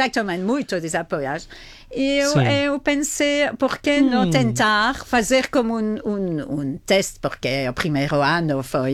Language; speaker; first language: Portuguese; non-native, fluent; French